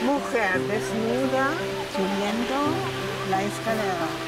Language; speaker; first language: Spanish; non-native, learner; French